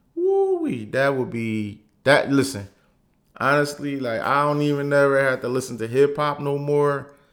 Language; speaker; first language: English; native; English